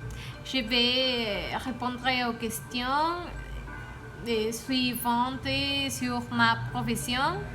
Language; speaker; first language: French; non-native, learner; Spanish